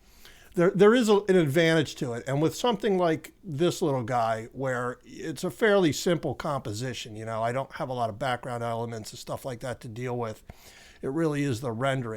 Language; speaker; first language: English; native; English